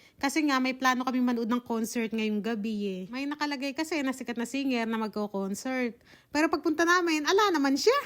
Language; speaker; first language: Filipino; native; Filipino